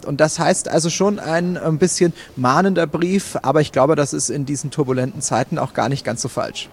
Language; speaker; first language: German; native; German